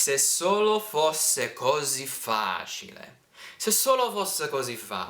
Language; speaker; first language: Italian; non-native, fluent; English